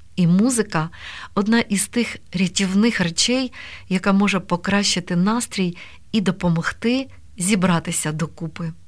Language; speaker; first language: Ukrainian; native; Ukrainian